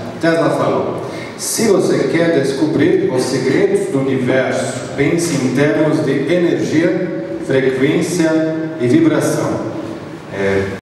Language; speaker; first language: Portuguese; non-native, fluent; Serbian